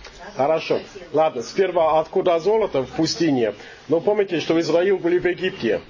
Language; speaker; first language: Russian; non-native, fluent; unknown